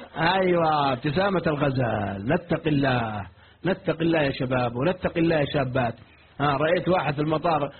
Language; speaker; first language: Arabic; native; Arabic